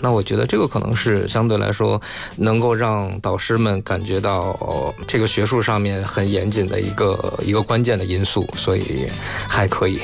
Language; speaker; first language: Chinese; native; Chinese